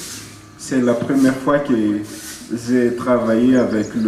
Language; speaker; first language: French; non-native, local second language; Malagasy